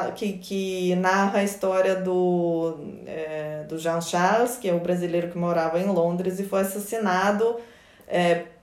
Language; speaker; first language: Portuguese; non-native, fluent; Russian